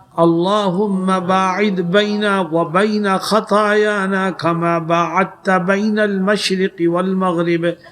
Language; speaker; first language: Urdu; native; Urdu